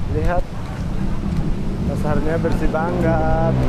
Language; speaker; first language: Indonesian; non-native, learner; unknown